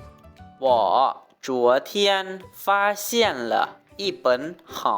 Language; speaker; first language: Chinese; non-native, learner; Lao